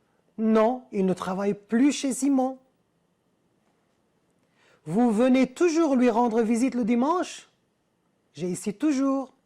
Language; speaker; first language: French; non-native, fluent; Arabic